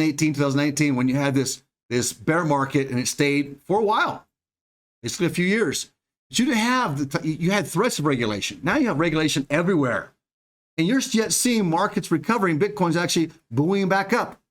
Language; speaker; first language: English; native; English